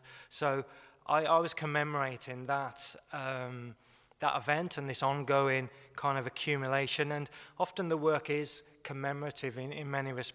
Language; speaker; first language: English; native; English